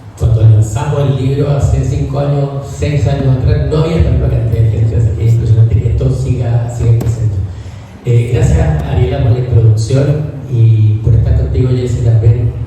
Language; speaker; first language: Spanish; native; Spanish